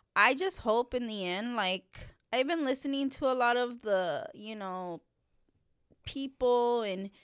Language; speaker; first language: English; native; English